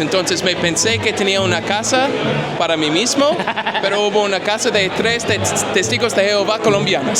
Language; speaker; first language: Spanish; non-native, learner; English